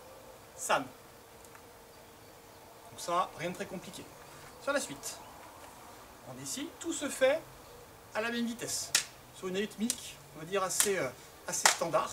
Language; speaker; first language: French; native; French